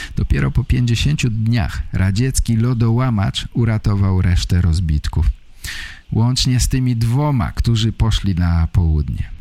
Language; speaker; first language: Polish; native; Polish